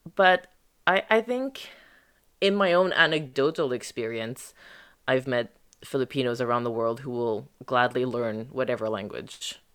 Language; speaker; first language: English; early bilingual, other home language; French